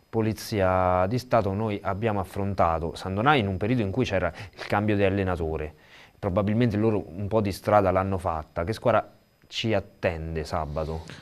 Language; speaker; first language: Italian; native; Italian